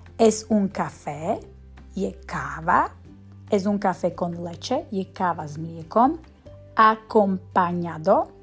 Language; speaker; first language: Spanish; non-native, fluent; Slovak